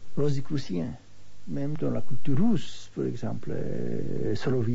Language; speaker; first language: French; non-native, fluent; Hebrew